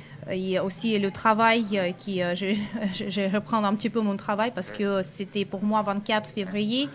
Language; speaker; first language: French; non-native, fluent; Russian